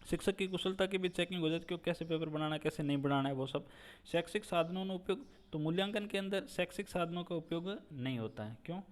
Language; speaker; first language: Hindi; non-native, local second language; Gujarati